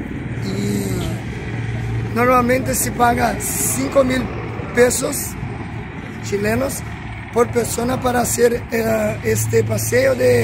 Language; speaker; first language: Spanish; non-native, learner; Portuguese